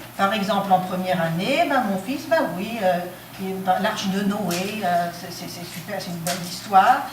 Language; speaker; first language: French; non-native, local second language; Arabic